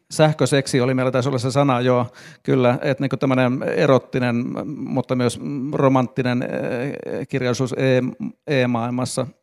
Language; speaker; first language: Finnish; native; Finnish